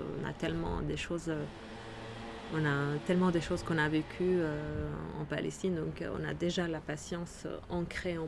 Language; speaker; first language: French; non-native, fluent; Arabic